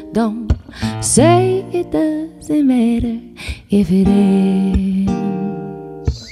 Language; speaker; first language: English; native; English